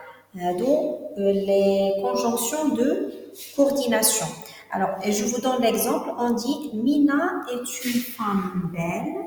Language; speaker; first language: French; non-native, local second language; Arabic